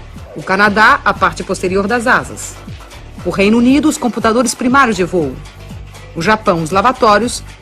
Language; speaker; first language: Portuguese; native; Portuguese